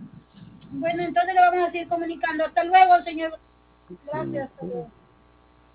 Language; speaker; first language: Spanish; native; Spanish